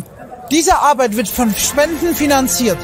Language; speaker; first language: German; non-native, fluent; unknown